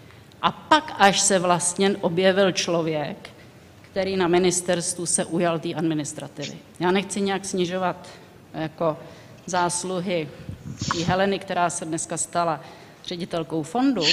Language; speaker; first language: Czech; native; Czech